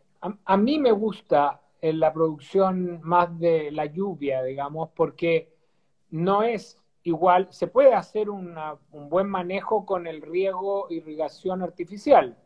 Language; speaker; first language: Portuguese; non-native, learner; Spanish